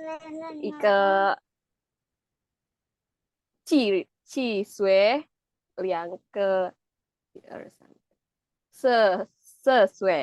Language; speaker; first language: Chinese; non-native, learner; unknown